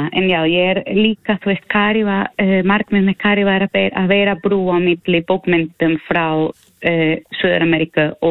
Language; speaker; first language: Icelandic; non-native, fluent; Spanish